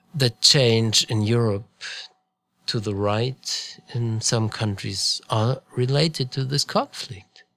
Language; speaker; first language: English; non-native, fluent; German